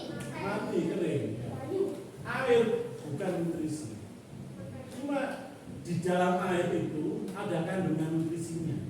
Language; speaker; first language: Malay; non-native, local second language; Javanese